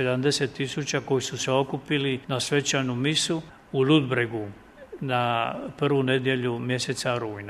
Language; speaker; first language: Croatian; native; Croatian